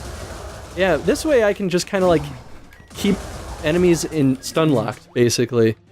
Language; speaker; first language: English; native; English